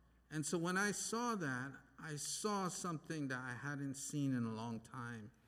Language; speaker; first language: English; native; English